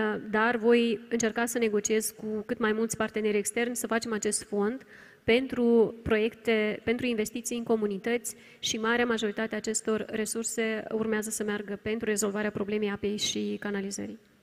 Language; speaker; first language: Romanian; native; Romanian